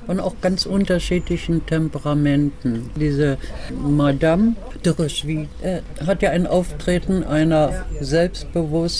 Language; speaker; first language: German; native; German